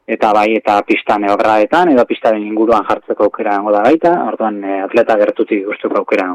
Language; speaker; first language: Basque; native; Basque